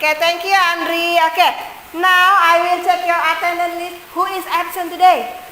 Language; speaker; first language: English; non-native, learner; Indonesian